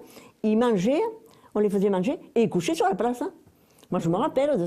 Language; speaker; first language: French; native; French